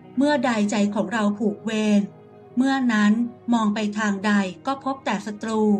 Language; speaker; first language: Thai; native; Thai